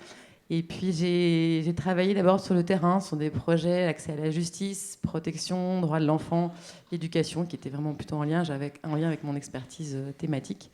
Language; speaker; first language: French; native; French